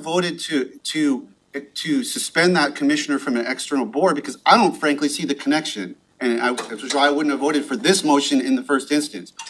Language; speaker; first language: English; native; English